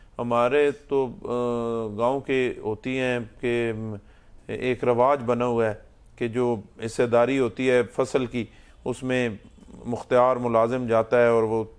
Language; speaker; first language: Urdu; non-native, local second language; Punjabi